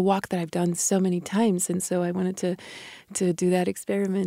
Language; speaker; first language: English; non-native, fluent; Spanish